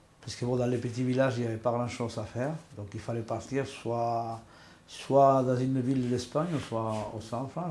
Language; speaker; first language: French; non-native, fluent; Spanish